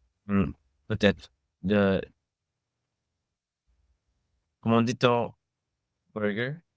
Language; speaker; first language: French; non-native, learner; English